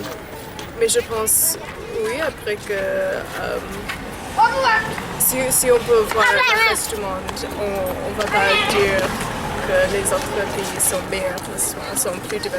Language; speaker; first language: French; early bilingual, heritage; Chinese